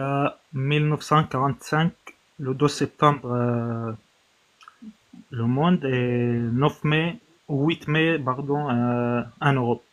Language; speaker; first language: French; non-native, fluent; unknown